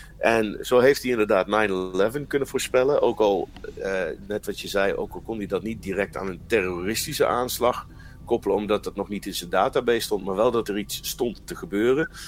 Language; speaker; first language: Dutch; native; Dutch